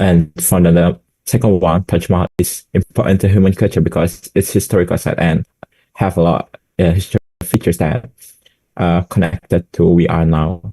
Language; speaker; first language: English; non-native, learner; Indonesian